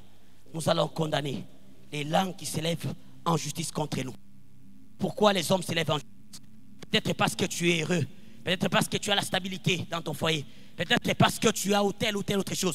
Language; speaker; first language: French; non-native, local second language; Lingala